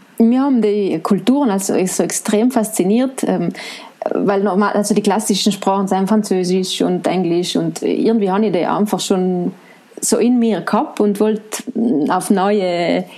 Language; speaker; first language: German; non-native, local second language; Ladin